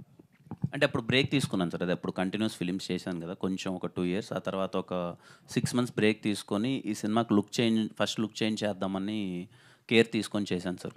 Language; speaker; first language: Telugu; native; Telugu